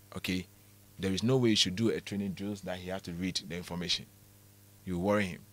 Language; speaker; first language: English; non-native, local second language; Akan